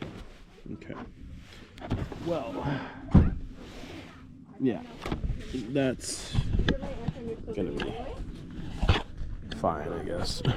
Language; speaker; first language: English; native; English